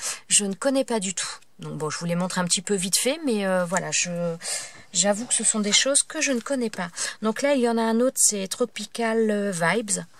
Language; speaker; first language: French; native; French